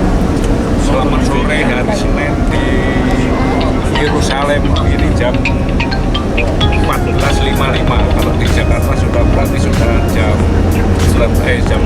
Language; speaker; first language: Indonesian; non-native, fluent; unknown